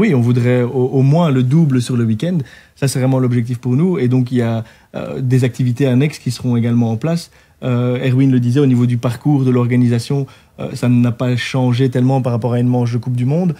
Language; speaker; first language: French; native; French